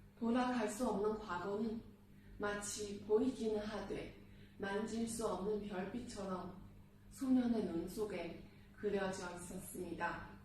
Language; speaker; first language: Korean; non-native, fluent; Chinese